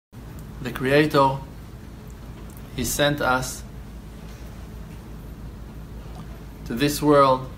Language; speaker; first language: English; non-native, fluent; Hebrew